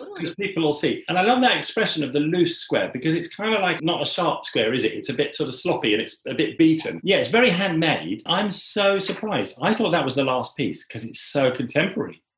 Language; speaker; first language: English; native; English